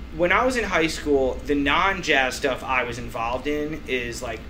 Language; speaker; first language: English; native; English